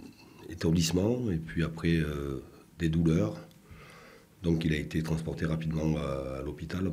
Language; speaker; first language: French; native; French